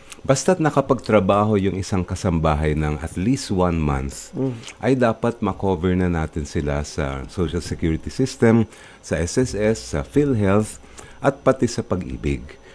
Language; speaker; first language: Filipino; native; Filipino